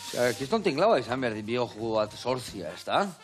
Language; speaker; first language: Basque; native; Basque